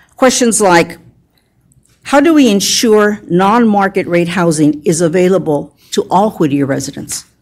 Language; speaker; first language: English; early bilingual, other home language; Spanish